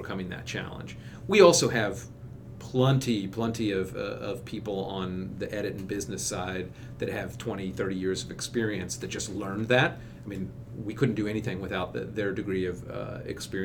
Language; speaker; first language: English; native; English